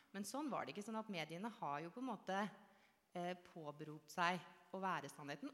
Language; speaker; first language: Norwegian; native; Norwegian